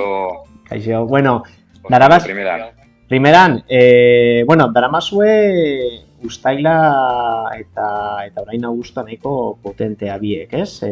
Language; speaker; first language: Basque; native; Basque